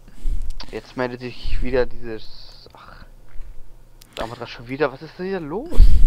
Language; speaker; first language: German; native; German